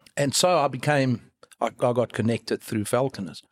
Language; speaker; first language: English; non-native, local second language; Afrikaans